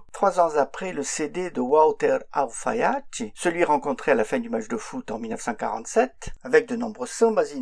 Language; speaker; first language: French; native; French